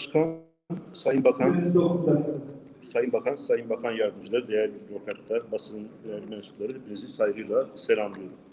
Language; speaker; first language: Turkish; non-native, local second language; Kurdish